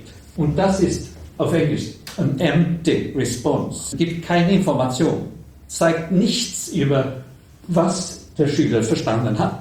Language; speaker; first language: German; non-native, learner; Swedish